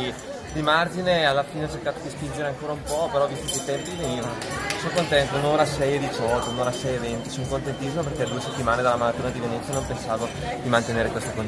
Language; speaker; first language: Italian; native; Italian